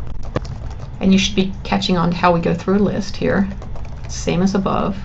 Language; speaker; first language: English; native; English